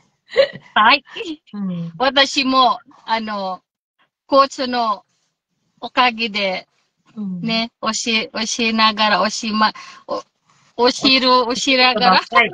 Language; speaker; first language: Japanese; non-native, local second language; Filipino